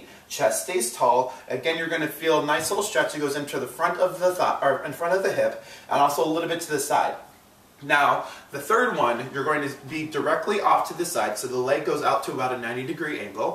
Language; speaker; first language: English; native; English